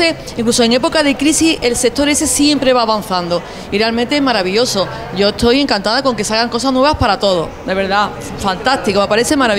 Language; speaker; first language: Spanish; native; Spanish